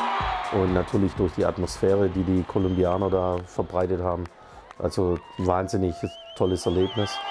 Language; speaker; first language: German; native; German